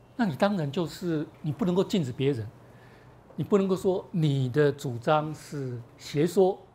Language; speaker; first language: Chinese; native; Chinese